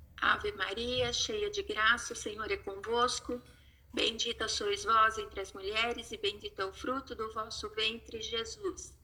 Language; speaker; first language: Portuguese; native; Portuguese